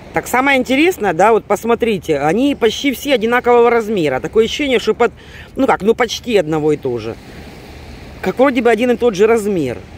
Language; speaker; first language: Russian; native; Russian